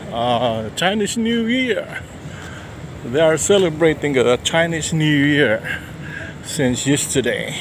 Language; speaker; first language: English; non-native, local second language; Filipino